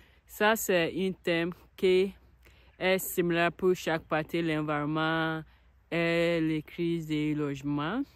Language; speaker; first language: French; non-native, learner; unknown